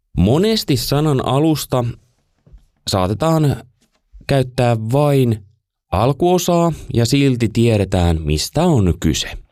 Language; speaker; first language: Finnish; native; Finnish